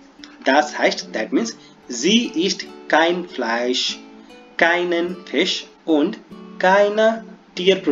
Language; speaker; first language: German; non-native, fluent; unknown